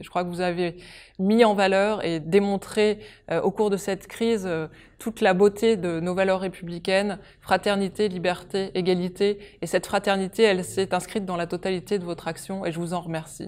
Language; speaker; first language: French; native; French